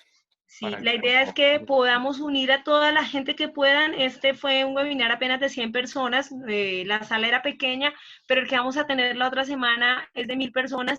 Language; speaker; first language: Spanish; native; Spanish